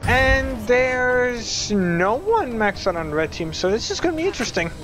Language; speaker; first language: English; native; English